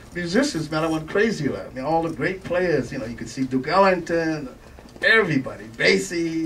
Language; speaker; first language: English; native; English